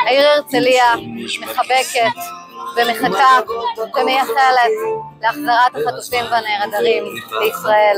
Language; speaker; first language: Hebrew; native; Hebrew